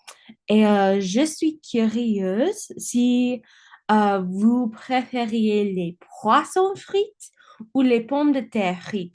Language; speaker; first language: French; non-native, learner; English